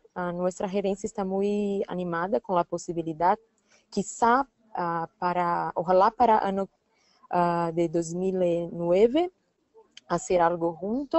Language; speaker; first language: Spanish; non-native, learner; Portuguese